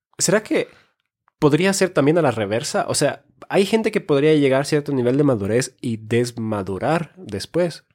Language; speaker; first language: Spanish; early bilingual, heritage; Spanish